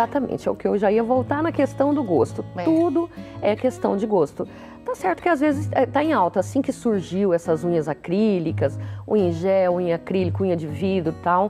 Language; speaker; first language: Portuguese; native; Portuguese